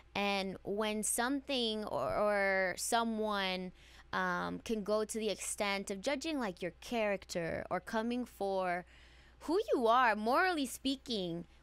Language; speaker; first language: English; early bilingual, other home language; Spanish